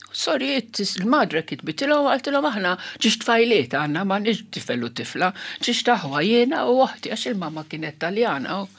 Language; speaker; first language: Maltese; non-native, local second language; Italian